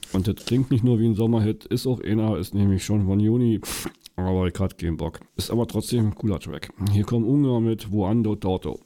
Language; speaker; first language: German; native; German